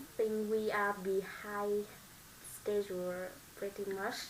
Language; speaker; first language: English; non-native, learner; Vietnamese